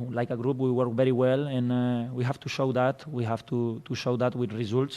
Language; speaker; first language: English; non-native, fluent; Spanish